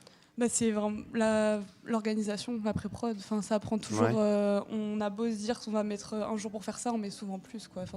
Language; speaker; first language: French; native; French